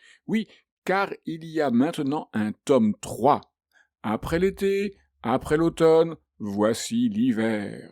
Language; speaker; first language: French; native; French